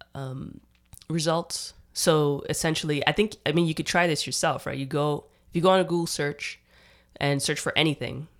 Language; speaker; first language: English; native; English